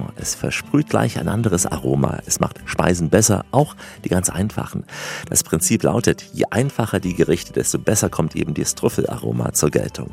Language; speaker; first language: German; native; German